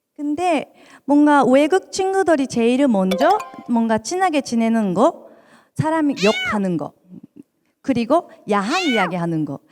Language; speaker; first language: Korean; non-native, fluent; Japanese